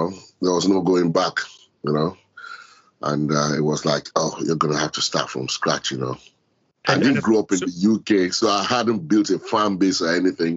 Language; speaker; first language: English; non-native, local second language; Yoruba